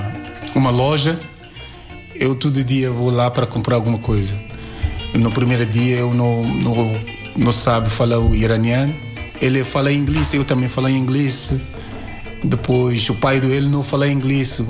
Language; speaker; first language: Portuguese; non-native, learner; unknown